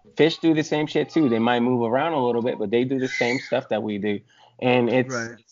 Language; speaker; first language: English; early bilingual, other home language; Spanish